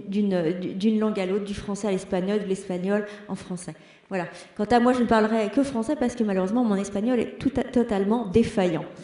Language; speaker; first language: French; native; French